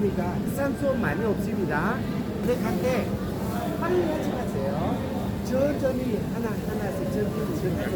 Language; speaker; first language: Korean; non-native, fluent; Vietnamese